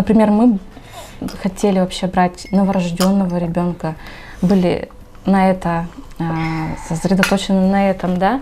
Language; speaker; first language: Russian; native; Russian